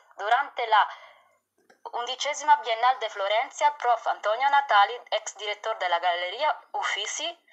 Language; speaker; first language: Spanish; non-native, learner; Italian